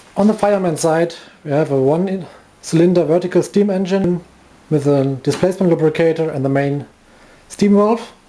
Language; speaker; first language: English; non-native, fluent; German